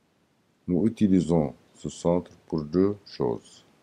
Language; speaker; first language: French; non-native, learner; Arabic